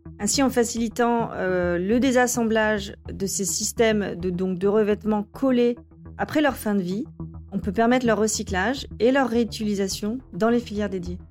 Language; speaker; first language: French; native; French